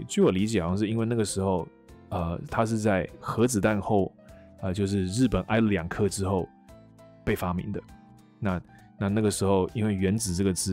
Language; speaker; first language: Chinese; native; Chinese